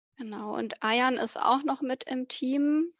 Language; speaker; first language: German; native; German